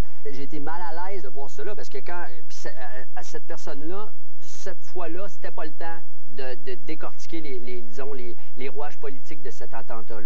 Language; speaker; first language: French; native; French